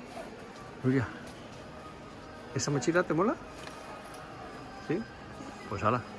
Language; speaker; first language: Spanish; native; Spanish